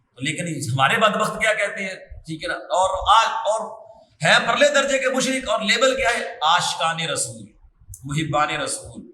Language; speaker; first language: Urdu; non-native, local second language; Punjabi